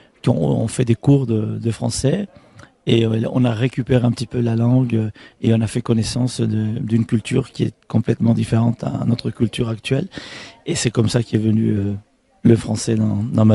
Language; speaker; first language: French; non-native, fluent; Spanish